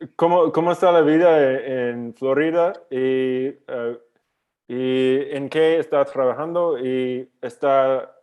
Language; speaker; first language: Spanish; non-native, learner; English